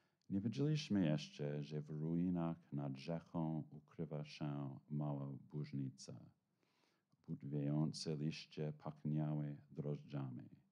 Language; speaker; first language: Polish; non-native, fluent; English